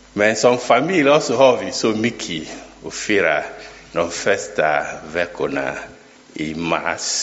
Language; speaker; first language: Swedish; non-native, fluent; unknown